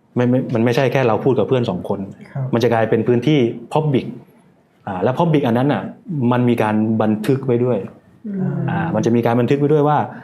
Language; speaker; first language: Thai; native; Thai